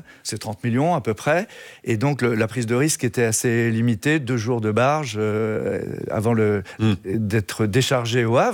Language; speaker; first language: French; native; French